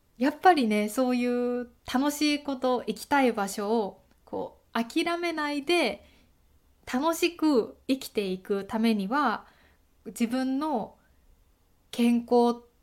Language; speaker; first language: Japanese; native; Japanese